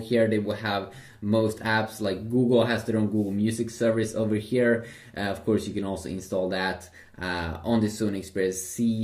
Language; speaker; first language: English; non-native, fluent; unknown